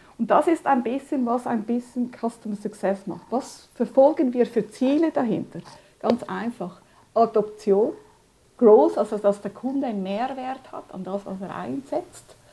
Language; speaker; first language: German; early bilingual, other home language; Spanish